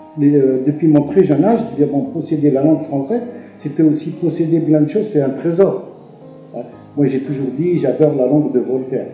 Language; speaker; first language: French; non-native, local second language; Arabic